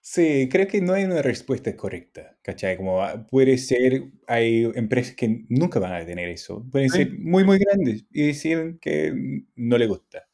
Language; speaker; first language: Spanish; non-native, fluent; English